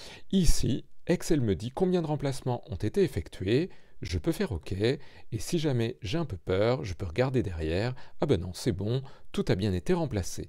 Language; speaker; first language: French; native; French